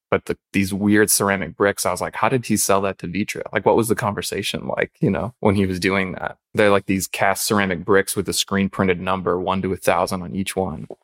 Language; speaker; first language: English; native; English